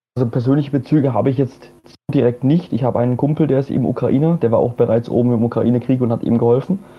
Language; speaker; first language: German; native; German